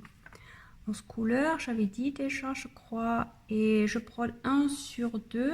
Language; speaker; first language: French; non-native, learner; German